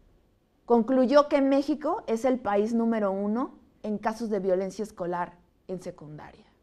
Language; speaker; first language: Spanish; native; Spanish